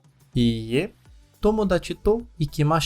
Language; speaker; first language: Japanese; non-native, learner; Portuguese